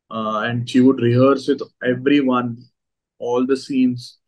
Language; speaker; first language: Hindi; non-native, local second language; Gujarati